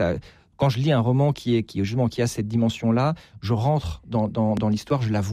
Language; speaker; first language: French; native; French